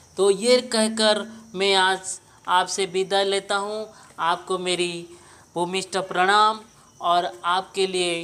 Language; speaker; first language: Hindi; non-native, local second language; Odia